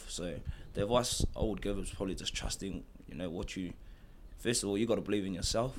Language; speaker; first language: English; native; English